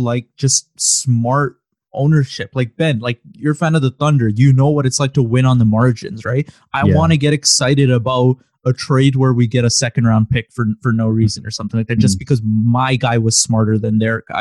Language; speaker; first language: English; native; English